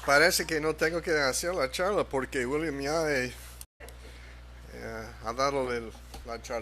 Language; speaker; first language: Spanish; non-native, fluent; English